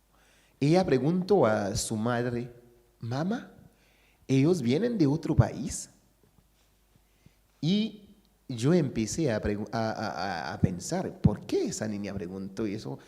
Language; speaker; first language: Spanish; non-native, fluent; Haitian Creole